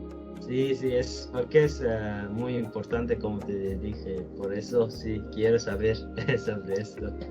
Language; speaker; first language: Spanish; non-native, learner; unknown